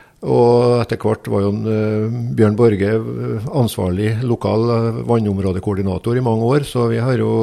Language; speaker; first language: Norwegian; native; Norwegian